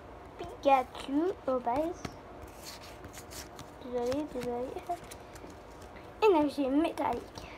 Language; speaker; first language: French; native; French